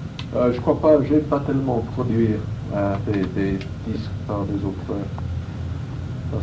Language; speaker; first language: French; non-native, fluent; English